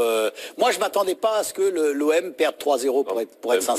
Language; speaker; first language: French; native; French